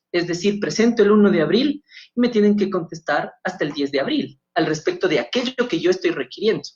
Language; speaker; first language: Spanish; native; Spanish